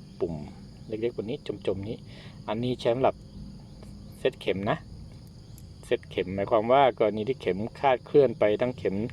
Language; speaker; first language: Thai; native; Thai